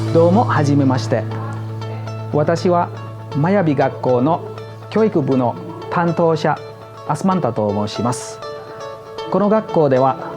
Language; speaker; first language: Japanese; non-native, fluent; Indonesian